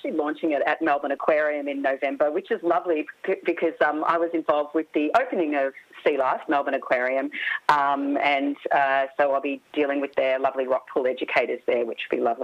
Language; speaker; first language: English; native; English